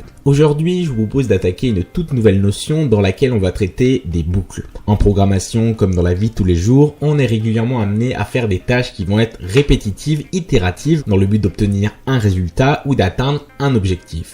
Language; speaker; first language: French; native; French